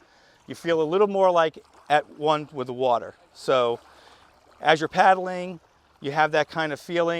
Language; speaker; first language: English; native; English